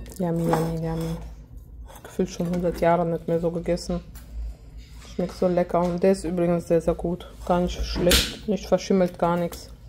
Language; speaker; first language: German; non-native, fluent; Russian